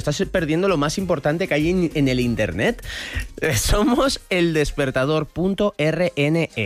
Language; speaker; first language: Spanish; native; Spanish